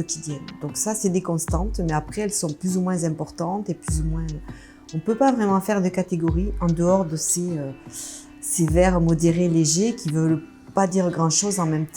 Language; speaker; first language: French; native; French